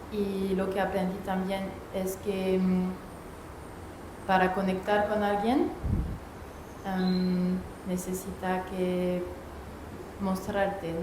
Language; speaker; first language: Spanish; non-native, learner; French